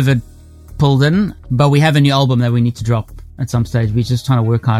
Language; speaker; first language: English; native; English